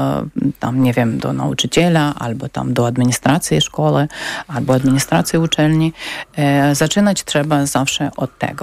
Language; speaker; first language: Polish; non-native, learner; Ukrainian